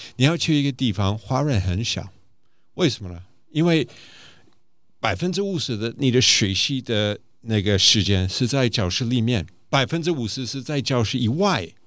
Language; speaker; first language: Chinese; non-native, fluent; English